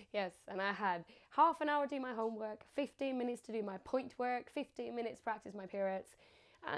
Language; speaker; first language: English; non-native, fluent; Finnish